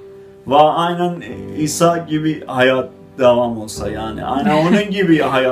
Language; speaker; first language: Turkish; non-native, learner; Azerbaijani